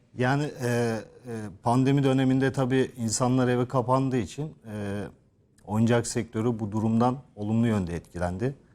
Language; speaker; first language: Turkish; native; Turkish